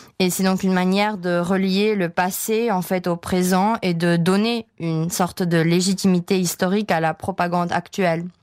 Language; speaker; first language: French; non-native, fluent; Czech